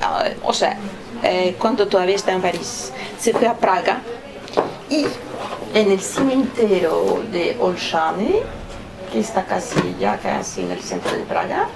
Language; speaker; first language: Spanish; non-native, fluent; Russian